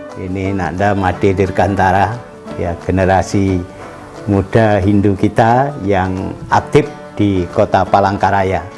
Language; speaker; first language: Indonesian; native; Indonesian